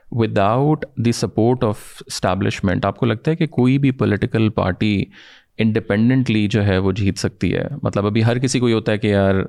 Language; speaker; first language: Urdu; native; Urdu